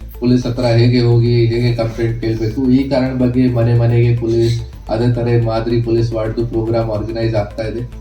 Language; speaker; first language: Kannada; non-native, fluent; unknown